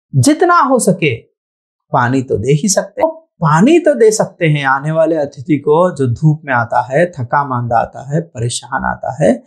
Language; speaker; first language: Hindi; non-native, local second language; Telugu